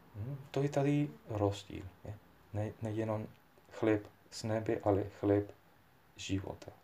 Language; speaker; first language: Czech; non-native, fluent; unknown